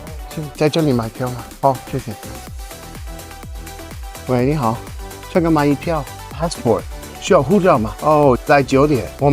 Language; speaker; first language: Chinese; non-native, fluent; English